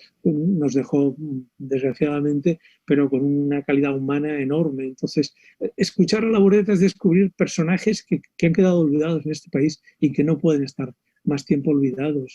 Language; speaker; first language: Spanish; native; Spanish